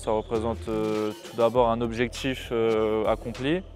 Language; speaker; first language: French; native; French